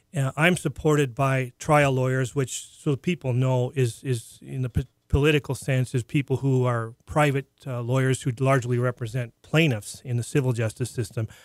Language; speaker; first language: English; native; English